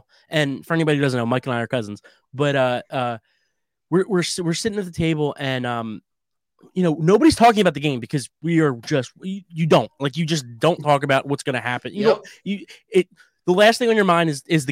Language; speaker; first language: English; native; English